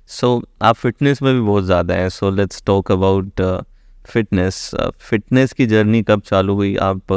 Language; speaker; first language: Hindi; native; Hindi